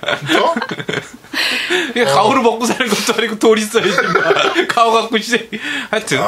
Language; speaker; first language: Korean; native; Korean